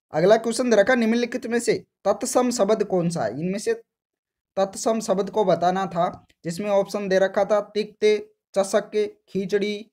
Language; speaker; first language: Hindi; native; Hindi